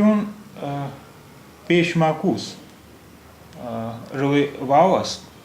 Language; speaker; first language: Persian; non-native, learner; Urdu